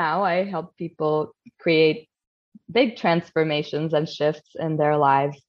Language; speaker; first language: English; non-native, fluent; Polish